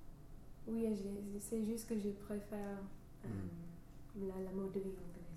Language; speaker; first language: French; non-native, fluent; English